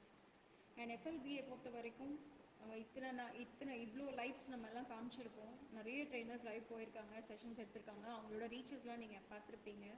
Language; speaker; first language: Tamil; native; Tamil